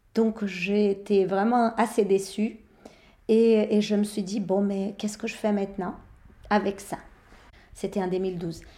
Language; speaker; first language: French; non-native, fluent; Portuguese